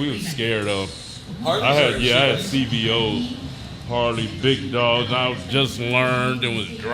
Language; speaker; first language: English; native; English